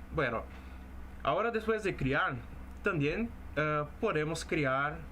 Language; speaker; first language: Spanish; non-native, fluent; Portuguese